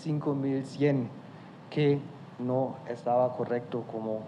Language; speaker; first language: Spanish; non-native, fluent; German